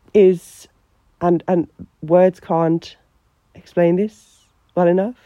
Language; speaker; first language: English; non-native, fluent; Finnish